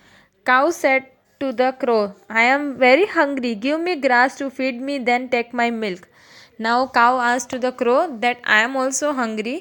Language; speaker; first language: English; non-native, local second language; Gujarati